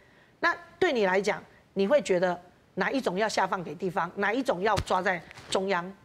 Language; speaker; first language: Chinese; native; Chinese